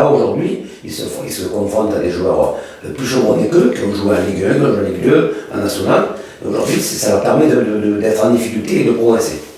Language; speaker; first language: French; native; French